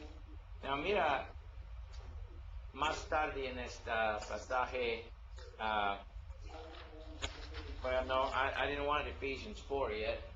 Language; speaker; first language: Spanish; non-native, learner; English